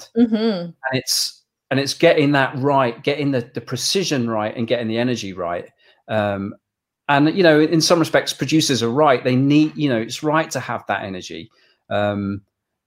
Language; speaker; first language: English; native; English